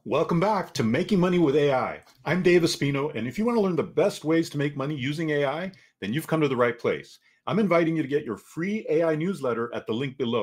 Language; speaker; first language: English; native; English